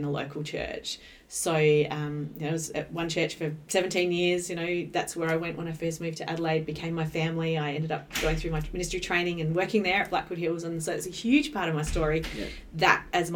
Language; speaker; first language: English; native; English